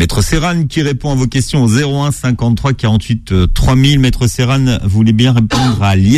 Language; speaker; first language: French; native; French